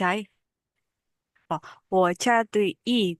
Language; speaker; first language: Chinese; non-native, learner; Indonesian